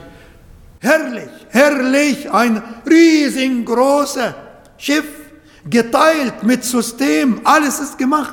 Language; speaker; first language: German; non-native, learner; Arabic